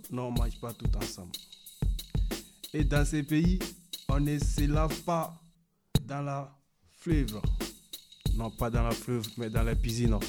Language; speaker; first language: French; non-native, learner; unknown